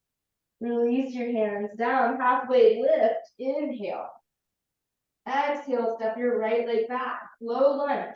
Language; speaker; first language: English; native; English